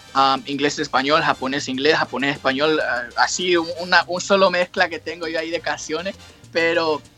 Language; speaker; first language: Spanish; native; Spanish